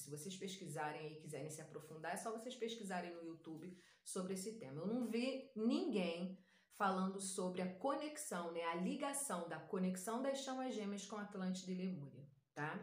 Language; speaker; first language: Portuguese; native; Portuguese